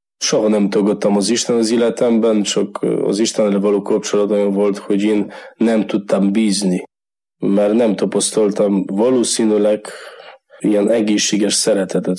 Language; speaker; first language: Hungarian; non-native, learner; Polish